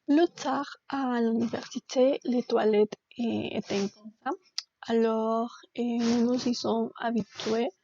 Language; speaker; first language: French; non-native, learner; Spanish